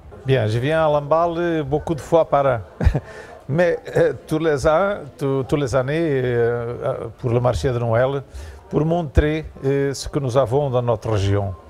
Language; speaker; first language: French; non-native, learner; Portuguese